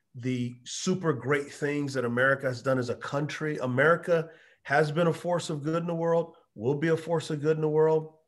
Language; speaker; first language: English; native; English